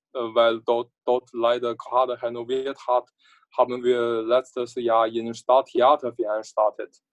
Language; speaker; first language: German; non-native, learner; Chinese